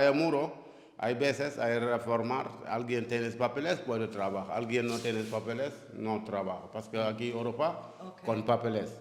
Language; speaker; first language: Spanish; non-native, learner; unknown